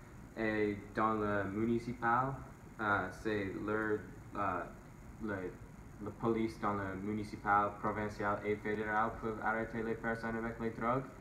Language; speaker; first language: French; non-native, local second language; English